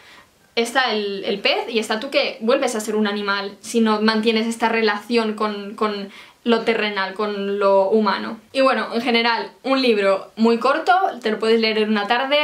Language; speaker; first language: Spanish; native; Spanish